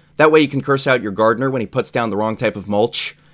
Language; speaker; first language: English; native; English